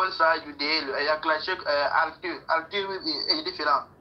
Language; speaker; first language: Turkish; non-native, fluent; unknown